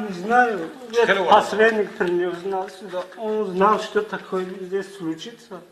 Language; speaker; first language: Russian; non-native, learner; Tajik